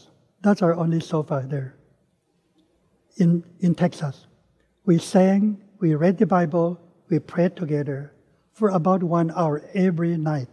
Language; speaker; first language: English; non-native, local second language; Min Nan Chinese